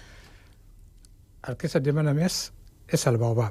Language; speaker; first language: Catalan; non-native, fluent; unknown